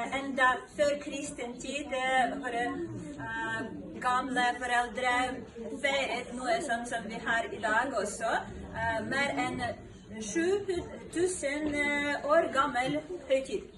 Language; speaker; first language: Norwegian; non-native, learner; Ukrainian